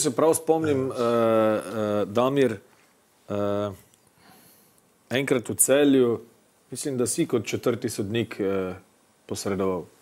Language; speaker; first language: Slovenian; native; Slovenian